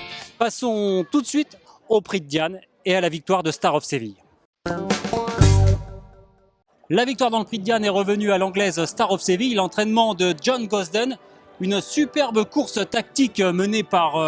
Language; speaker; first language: French; native; French